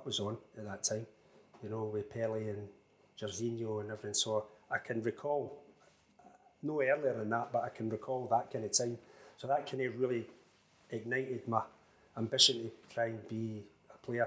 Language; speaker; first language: English; native; English